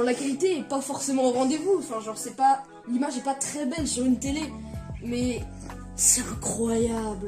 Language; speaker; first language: French; native; French